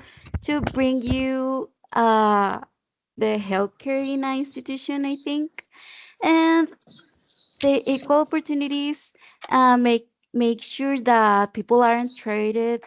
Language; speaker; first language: English; non-native, learner; Spanish